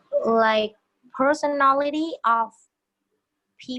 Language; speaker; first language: English; non-native, learner; Vietnamese